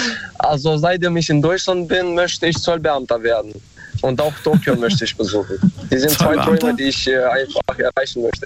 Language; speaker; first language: German; non-native, learner; Romanian